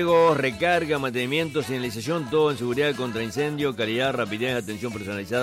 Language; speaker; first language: Spanish; native; Spanish